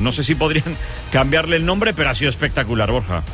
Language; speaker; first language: Spanish; native; Spanish